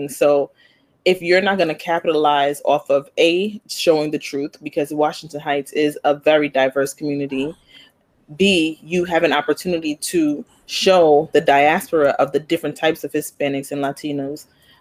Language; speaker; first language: English; early bilingual, other home language; Spanish